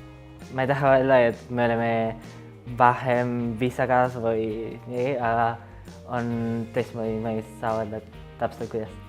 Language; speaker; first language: Estonian; non-native, learner; Spanish